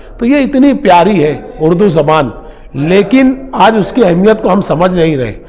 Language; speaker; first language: Urdu; native; Urdu